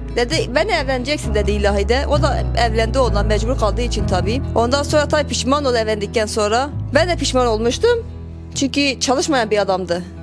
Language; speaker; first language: Turkish; native; Turkish